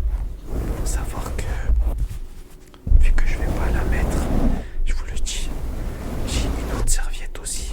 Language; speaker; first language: French; native; French